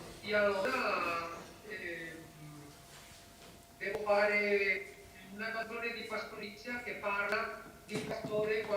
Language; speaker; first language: Italian; non-native, learner; Spanish